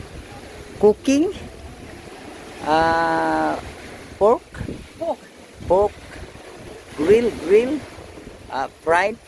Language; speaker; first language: English; non-native, local second language; Filipino